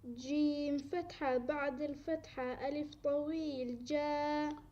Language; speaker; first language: Arabic; non-native, learner; Somali